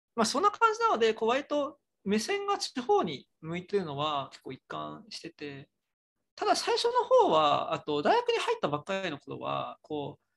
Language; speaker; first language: Japanese; native; Japanese